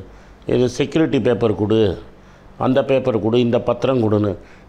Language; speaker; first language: Tamil; native; Tamil